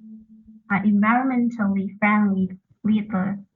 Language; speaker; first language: English; non-native, learner; Vietnamese